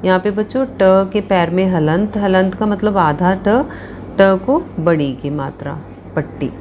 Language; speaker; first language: Hindi; non-native, local second language; Punjabi